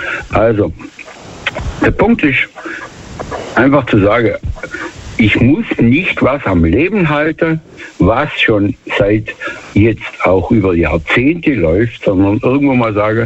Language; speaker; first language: German; native; German